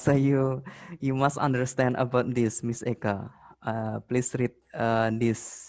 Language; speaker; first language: English; non-native, fluent; Indonesian